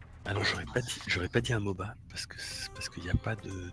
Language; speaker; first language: French; native; French